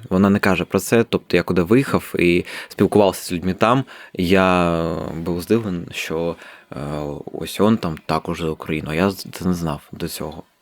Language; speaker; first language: Ukrainian; non-native, local second language; Russian